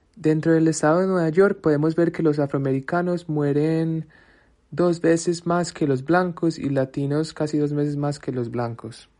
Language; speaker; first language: Spanish; early bilingual, heritage; Spanish